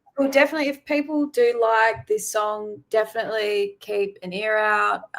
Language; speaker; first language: English; native; English